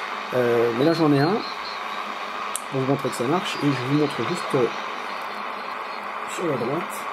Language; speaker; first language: French; native; French